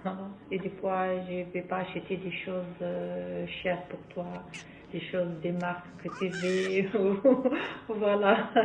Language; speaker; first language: French; non-native, local second language; Arabic